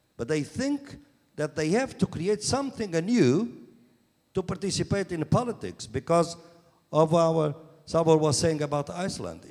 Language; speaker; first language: English; non-native, fluent; Portuguese